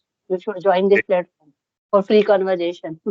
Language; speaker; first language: English; non-native, local second language; Hindi